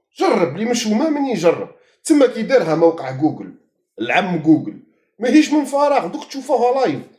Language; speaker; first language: Arabic; native; Arabic